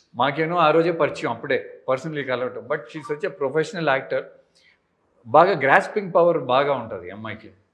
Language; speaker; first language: Telugu; native; Telugu